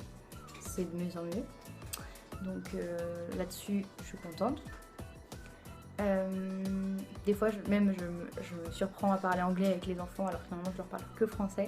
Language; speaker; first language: French; native; French